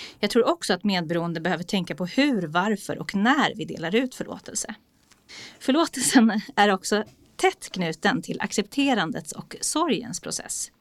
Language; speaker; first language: Swedish; native; Swedish